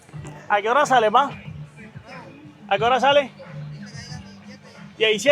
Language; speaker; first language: Spanish; native; Spanish